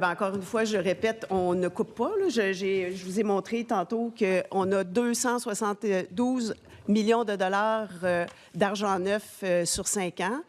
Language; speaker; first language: French; native; French